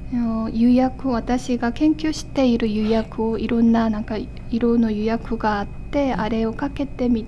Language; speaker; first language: Japanese; non-native, fluent; Korean